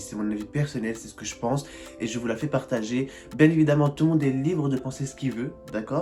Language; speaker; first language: French; native; French